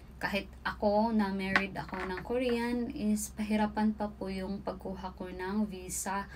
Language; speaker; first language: Filipino; native; Filipino